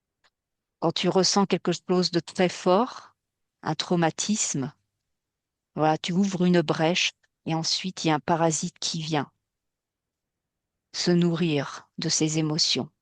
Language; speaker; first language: French; native; French